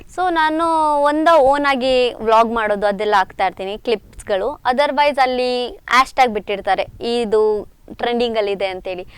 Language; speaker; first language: Kannada; native; Kannada